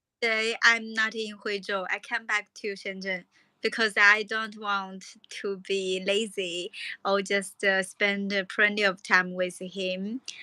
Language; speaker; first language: English; non-native, learner; Chinese